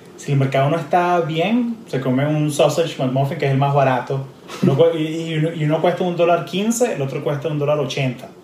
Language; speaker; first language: Spanish; native; Spanish